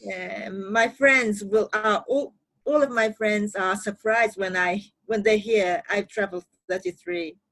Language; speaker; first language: English; non-native, learner; Japanese